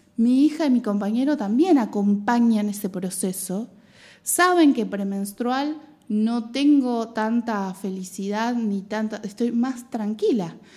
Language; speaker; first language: Spanish; native; Spanish